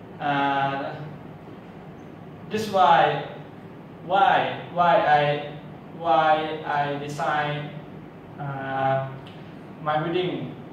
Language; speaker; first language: English; non-native, learner; Thai